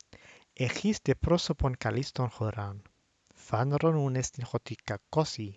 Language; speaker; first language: Greek; non-native, fluent; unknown